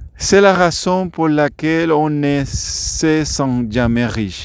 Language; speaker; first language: French; non-native, learner; Spanish